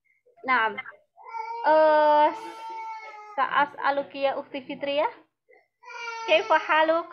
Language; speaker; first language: Arabic; non-native, fluent; Indonesian